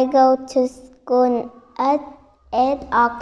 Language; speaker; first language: English; non-native, learner; Vietnamese